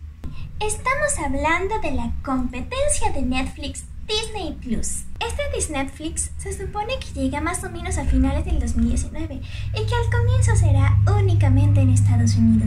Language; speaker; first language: Spanish; native; Spanish